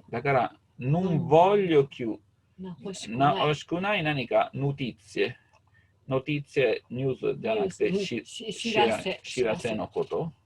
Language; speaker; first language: Japanese; non-native, learner; Italian